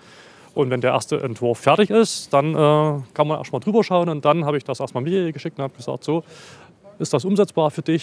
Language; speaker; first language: German; native; German